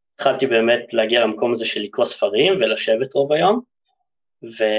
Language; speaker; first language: Hebrew; native; Hebrew